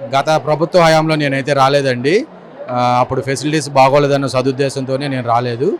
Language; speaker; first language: Telugu; native; Telugu